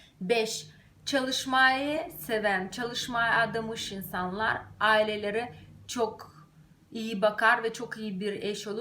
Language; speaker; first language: Turkish; non-native, fluent; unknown